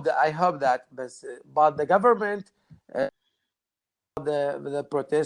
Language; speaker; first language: English; non-native, learner; Arabic